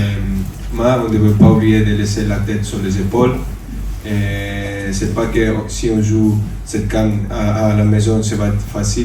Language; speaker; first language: French; non-native, fluent; Spanish